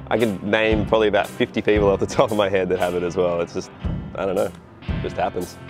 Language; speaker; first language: English; native; English